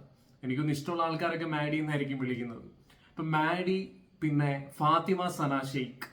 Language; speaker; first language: Malayalam; native; Malayalam